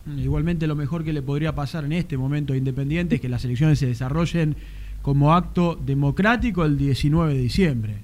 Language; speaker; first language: Spanish; native; Spanish